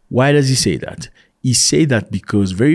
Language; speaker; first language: English; non-native, fluent; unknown